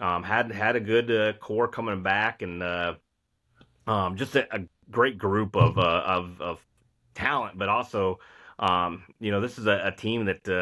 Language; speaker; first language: English; native; English